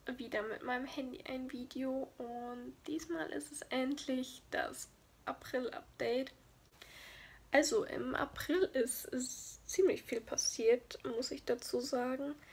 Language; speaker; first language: German; native; German